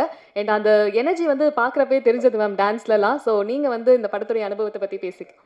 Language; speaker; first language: Tamil; native; Tamil